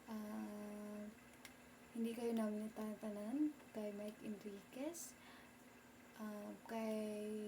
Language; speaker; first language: Filipino; non-native, local second language; Surigaonon